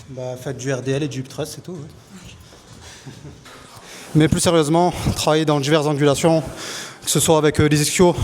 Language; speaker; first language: French; native; French